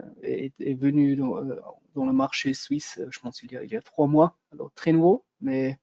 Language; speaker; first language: French; non-native, local second language; German